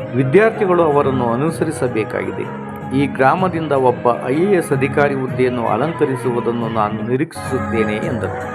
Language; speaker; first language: Kannada; native; Kannada